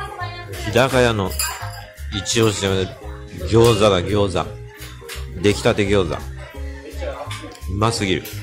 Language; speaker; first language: Japanese; native; Japanese